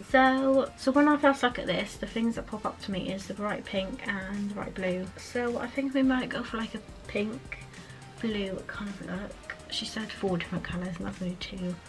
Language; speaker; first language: English; native; English